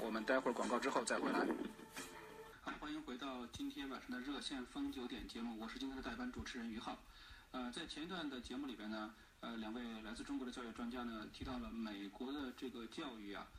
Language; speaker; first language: Chinese; native; Chinese